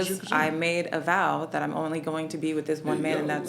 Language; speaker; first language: English; native; English